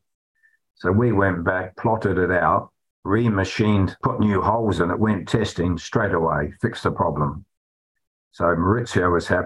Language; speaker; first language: English; native; English